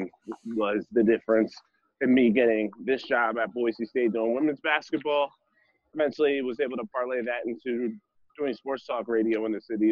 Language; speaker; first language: English; native; English